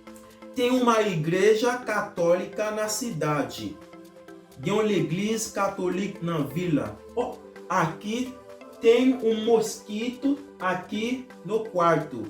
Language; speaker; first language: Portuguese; non-native, fluent; Haitian Creole